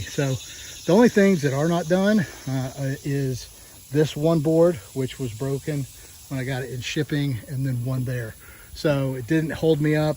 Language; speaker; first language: English; native; English